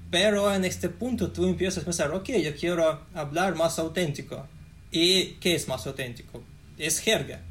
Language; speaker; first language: Spanish; non-native, learner; Russian